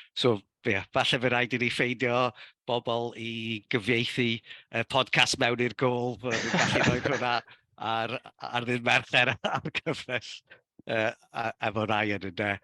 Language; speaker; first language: Welsh; native; Welsh